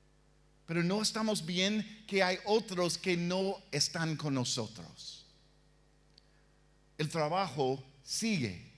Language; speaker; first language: Spanish; non-native, fluent; English